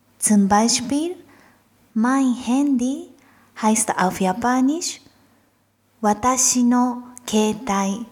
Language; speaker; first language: German; non-native, fluent; Japanese